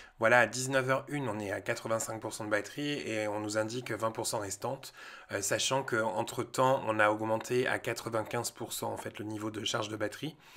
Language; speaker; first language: French; native; French